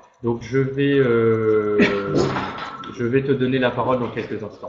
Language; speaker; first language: French; native; French